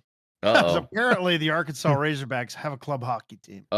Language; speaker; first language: English; native; English